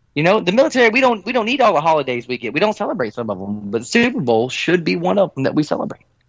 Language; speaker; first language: English; native; English